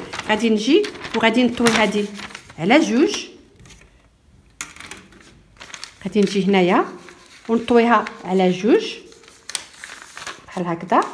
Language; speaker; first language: Arabic; native; Arabic